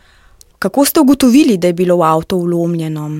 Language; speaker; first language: Slovenian; native; Slovenian